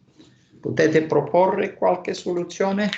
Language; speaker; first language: Italian; non-native, fluent; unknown